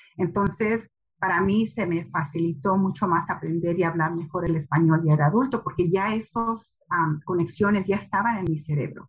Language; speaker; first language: Spanish; early bilingual, heritage; Spanish